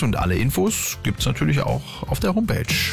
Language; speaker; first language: German; native; German